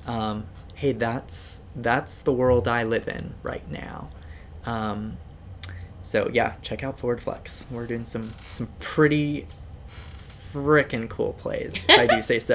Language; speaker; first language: English; native; English